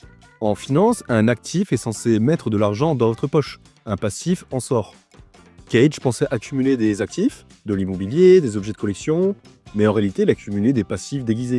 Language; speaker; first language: French; native; French